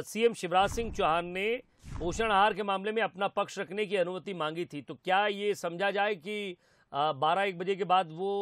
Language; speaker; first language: Hindi; native; Hindi